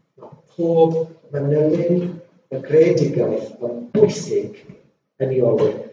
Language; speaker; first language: Welsh; non-native, local second language; English